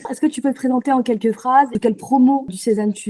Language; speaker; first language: French; native; French